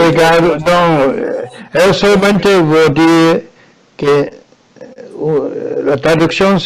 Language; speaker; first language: Portuguese; non-native, learner; Spanish